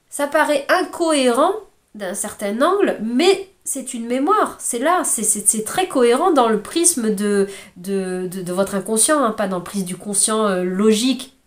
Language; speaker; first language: French; native; French